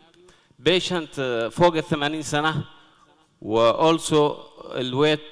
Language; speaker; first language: Arabic; native; Arabic